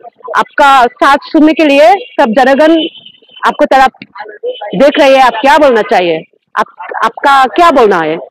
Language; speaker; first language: Hindi; non-native, learner; Bangla